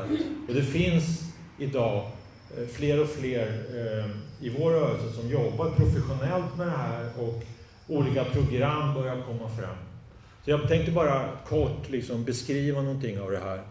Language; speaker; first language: Swedish; native; Swedish